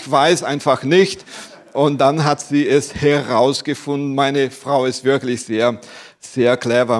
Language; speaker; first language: German; non-native, fluent; Portuguese